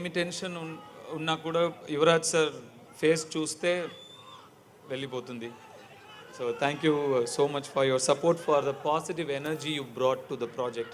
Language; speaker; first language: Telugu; non-native, learner; Tamil